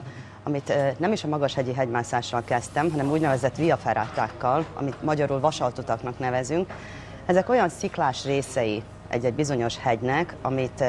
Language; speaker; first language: Hungarian; native; Hungarian